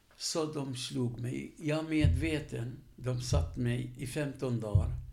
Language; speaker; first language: Swedish; non-native, fluent; Arabic